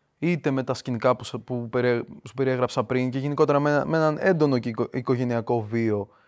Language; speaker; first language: Greek; early bilingual, other home language; Russian